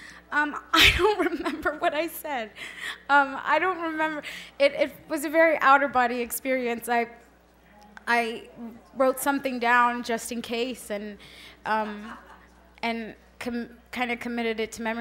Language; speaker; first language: English; early bilingual, other home language; Spanish